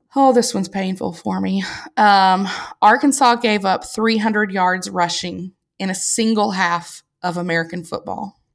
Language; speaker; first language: English; native; English